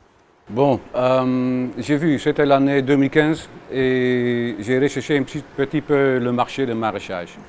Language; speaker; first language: French; non-native, learner; Dutch